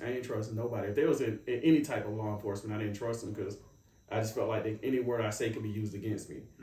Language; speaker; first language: English; native; English